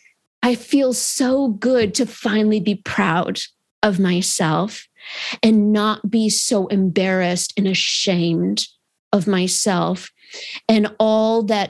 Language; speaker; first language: English; native; English